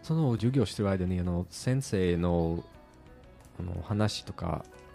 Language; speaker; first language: Japanese; non-native, learner; English